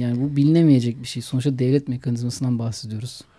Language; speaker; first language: Turkish; native; Turkish